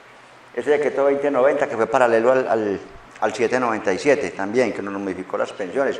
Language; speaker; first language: Spanish; native; Spanish